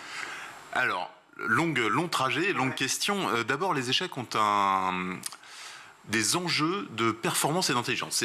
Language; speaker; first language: French; native; French